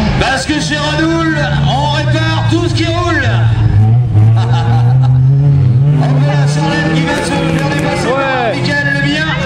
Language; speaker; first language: French; native; French